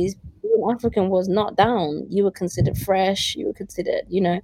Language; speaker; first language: English; native; English